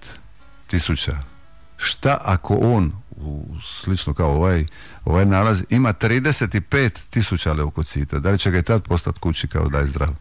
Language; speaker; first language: Croatian; native; Croatian